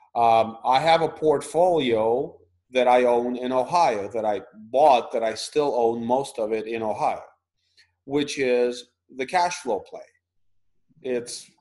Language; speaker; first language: English; early bilingual, other home language; Russian